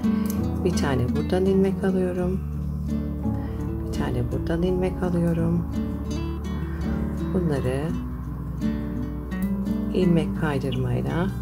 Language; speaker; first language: Turkish; native; Turkish